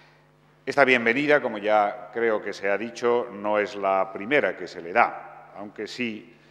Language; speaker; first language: Spanish; native; Spanish